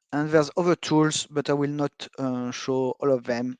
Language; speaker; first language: English; non-native, fluent; French